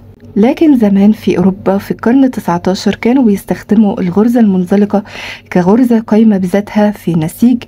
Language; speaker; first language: Arabic; native; Arabic